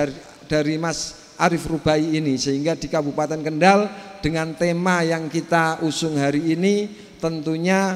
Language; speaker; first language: Indonesian; native; Indonesian